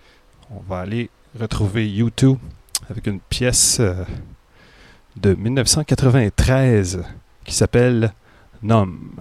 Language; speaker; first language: French; native; French